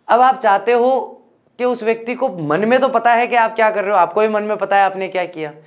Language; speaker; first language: Hindi; native; Hindi